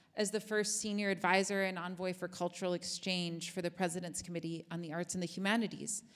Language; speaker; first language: English; native; English